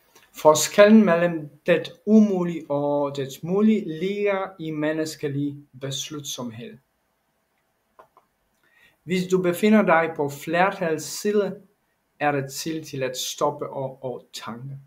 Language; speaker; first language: Danish; non-native, learner; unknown